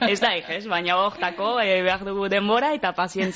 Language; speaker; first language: Basque; non-native, local second language; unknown